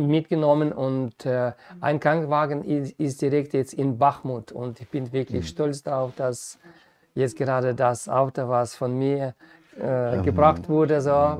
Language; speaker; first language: German; non-native, fluent; Ukrainian